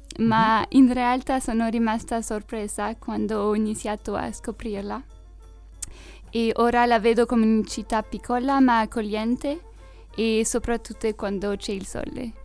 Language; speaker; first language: Italian; non-native, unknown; French